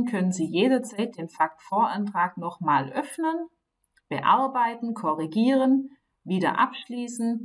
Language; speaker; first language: German; native; German